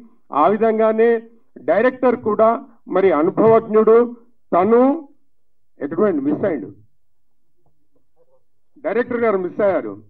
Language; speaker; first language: Telugu; native; Telugu